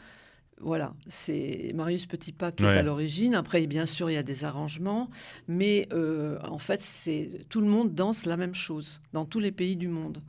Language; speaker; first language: French; native; French